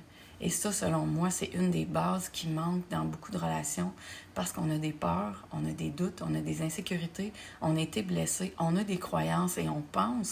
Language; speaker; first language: French; native; French